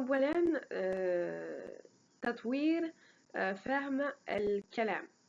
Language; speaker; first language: Arabic; non-native, fluent; French